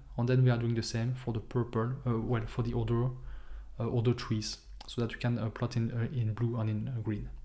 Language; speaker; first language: English; non-native, fluent; French